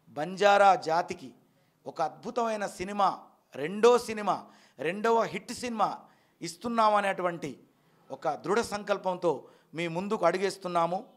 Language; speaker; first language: Telugu; non-native, local second language; Lambadi